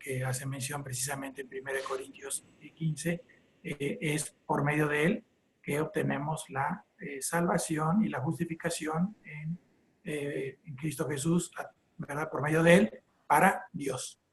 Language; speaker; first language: Spanish; native; Spanish